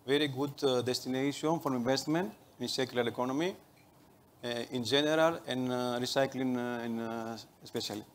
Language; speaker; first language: English; non-native, fluent; Greek